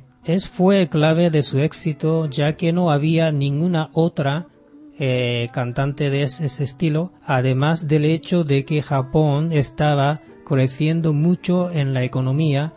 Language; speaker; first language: Spanish; non-native, fluent; Japanese